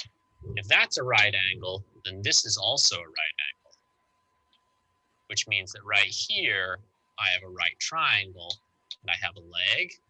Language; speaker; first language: English; native; English